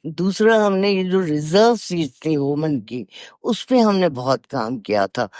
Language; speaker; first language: Urdu; native; Urdu